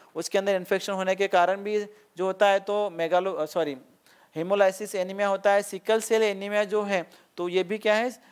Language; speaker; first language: Hindi; non-native, local second language; Marathi